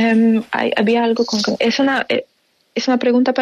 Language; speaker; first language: Spanish; non-native, fluent; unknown